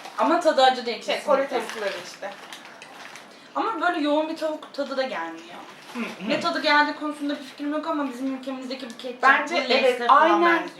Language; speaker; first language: Turkish; native; Turkish